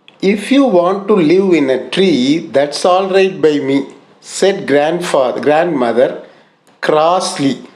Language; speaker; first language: English; non-native, local second language; Tamil